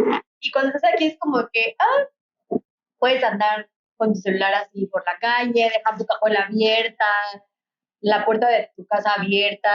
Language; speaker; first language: Spanish; native; Spanish